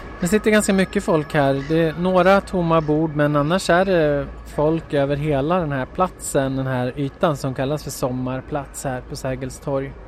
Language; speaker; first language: Swedish; native; Swedish